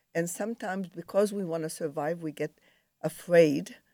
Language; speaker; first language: English; non-native, fluent; Arabic